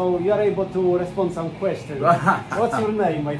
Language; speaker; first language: English; non-native, learner; Polish